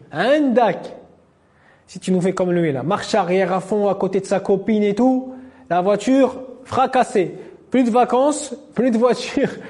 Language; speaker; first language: French; non-native, local second language; Arabic